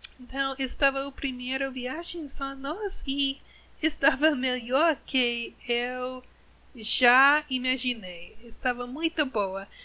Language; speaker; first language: Portuguese; non-native, learner; English